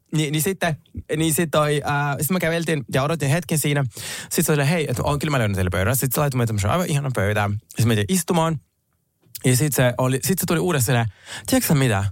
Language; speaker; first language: Finnish; early bilingual, other home language; Russian